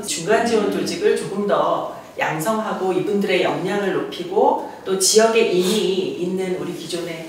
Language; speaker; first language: Korean; native; Korean